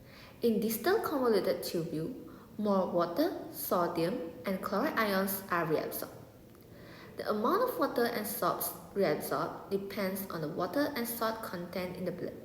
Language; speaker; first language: English; non-native, local second language; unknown